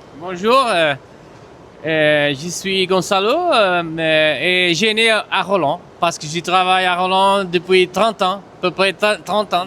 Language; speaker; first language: French; non-native, fluent; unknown